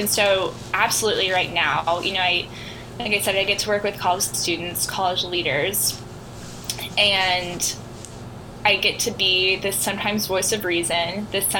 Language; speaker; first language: English; native; English